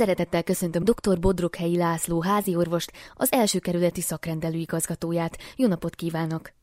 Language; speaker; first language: Hungarian; native; Hungarian